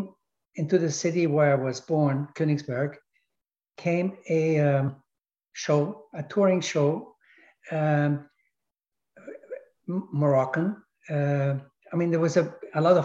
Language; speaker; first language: English; non-native, fluent; German